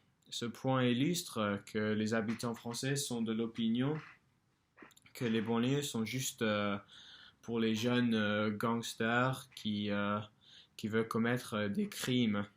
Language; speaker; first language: French; non-native, fluent; English